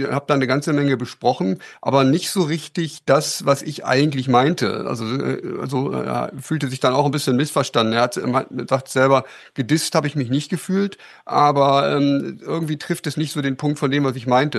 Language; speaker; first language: German; native; German